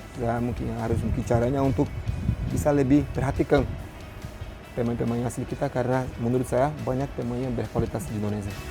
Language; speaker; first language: Indonesian; non-native, fluent; Portuguese